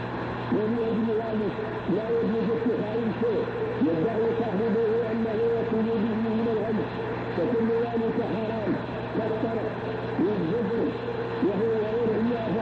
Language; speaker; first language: Arabic; native; Arabic